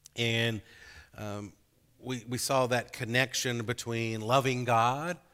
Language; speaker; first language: English; native; English